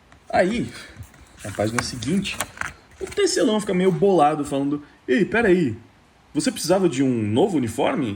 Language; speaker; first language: Portuguese; native; Portuguese